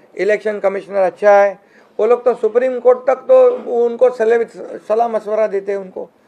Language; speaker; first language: Hindi; non-native, local second language; Marathi